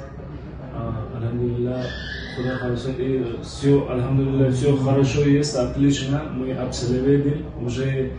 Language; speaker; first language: Russian; non-native, learner; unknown